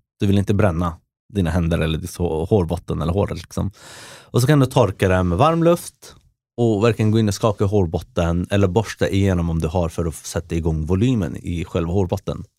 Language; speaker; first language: Swedish; early bilingual, other home language; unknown